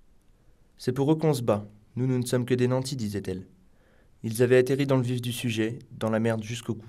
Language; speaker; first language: French; native; French